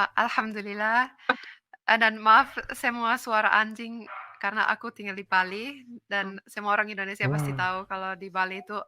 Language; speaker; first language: Indonesian; non-native, fluent; Finnish